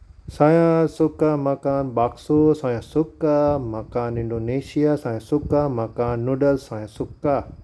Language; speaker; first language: Indonesian; non-native, learner; Urdu